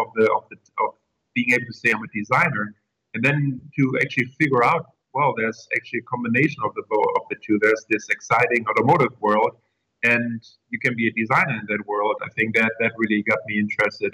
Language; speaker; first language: English; non-native, fluent; German